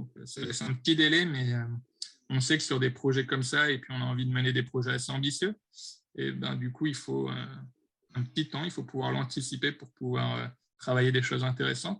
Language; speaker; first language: French; native; French